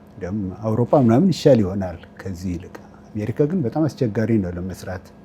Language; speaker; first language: Amharic; non-native, local second language; Tigrinya